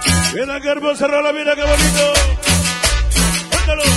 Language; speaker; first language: Spanish; native; Spanish